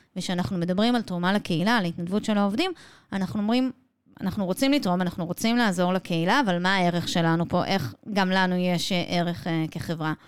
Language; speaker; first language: Hebrew; native; Hebrew